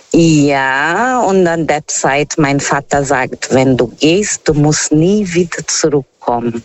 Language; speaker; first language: German; non-native, fluent; Portuguese